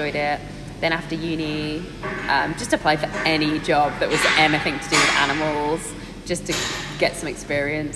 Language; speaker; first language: English; native; English